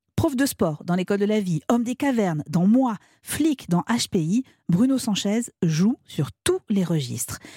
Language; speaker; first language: French; native; French